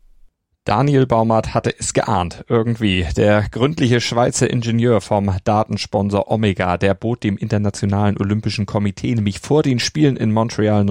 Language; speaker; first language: German; native; German